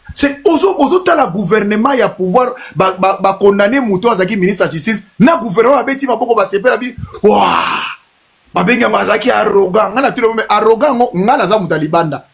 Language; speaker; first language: Lingala; non-native, local second language; Luba-Lulua